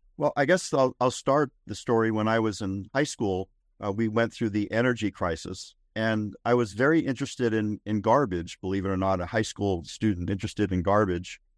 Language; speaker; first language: English; native; English